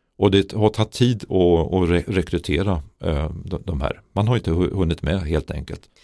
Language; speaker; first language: Swedish; native; Swedish